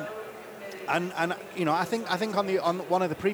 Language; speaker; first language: English; native; English